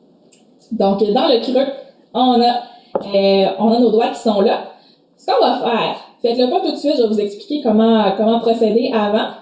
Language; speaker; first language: French; native; French